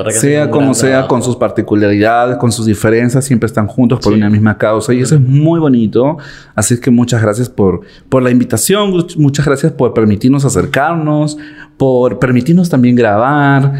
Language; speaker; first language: Spanish; native; Spanish